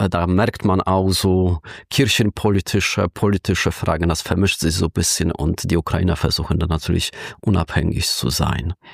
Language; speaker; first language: German; non-native, fluent; Polish